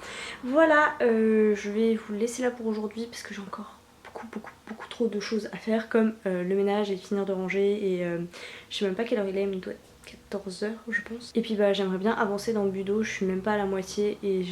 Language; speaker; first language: French; native; French